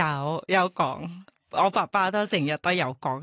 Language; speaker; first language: Cantonese; non-native, fluent; Thai